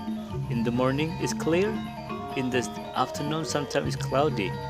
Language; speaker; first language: English; non-native, local second language; Indonesian